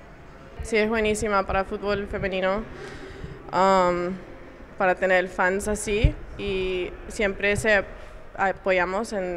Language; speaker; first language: Spanish; early bilingual, heritage; English